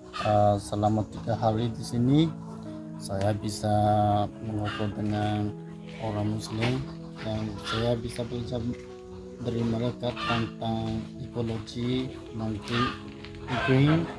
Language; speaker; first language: Indonesian; non-native, fluent; Burmese